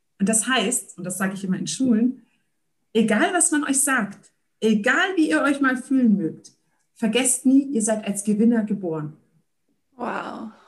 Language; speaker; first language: German; early bilingual, other home language; Turkish